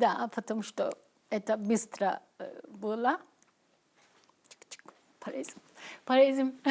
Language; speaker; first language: Russian; non-native, learner; Turkish